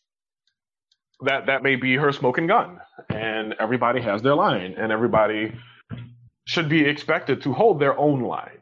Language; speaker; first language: English; native; English